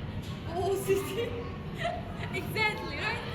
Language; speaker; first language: English; non-native, learner; Arabic